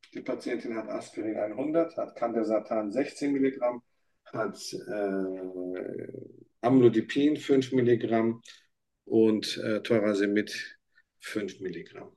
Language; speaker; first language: German; native; German